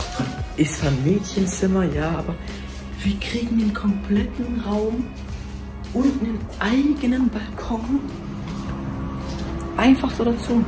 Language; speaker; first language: German; native; German